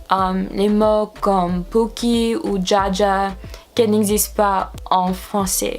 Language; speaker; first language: French; non-native, learner; English